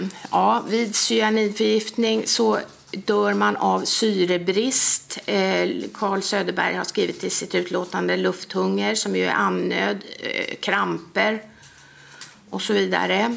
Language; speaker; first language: Swedish; native; Swedish